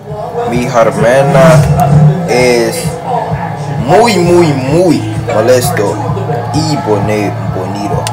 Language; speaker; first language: Spanish; non-native, learner; English